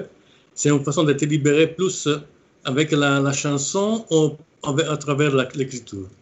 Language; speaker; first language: French; non-native, fluent; Italian